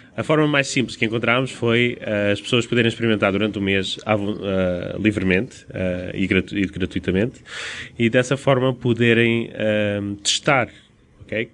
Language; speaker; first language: Portuguese; native; Portuguese